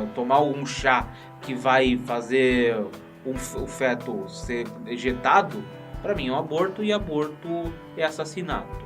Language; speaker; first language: Portuguese; native; Portuguese